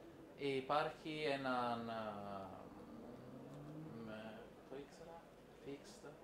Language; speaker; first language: Greek; non-native, fluent; Italian